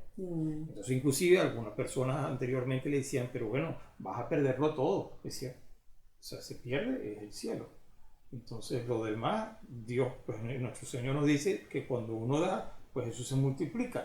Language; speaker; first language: Spanish; native; Spanish